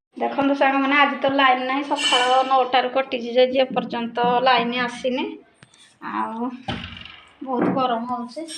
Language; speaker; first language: Odia; native; Odia